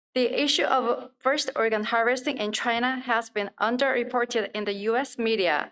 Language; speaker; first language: English; non-native, fluent; Korean